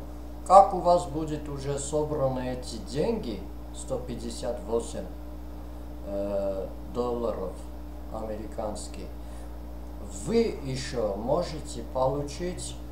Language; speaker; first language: Russian; non-native, fluent; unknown